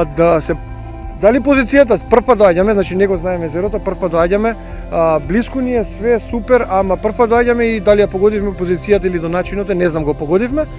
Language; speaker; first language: Macedonian; native; Macedonian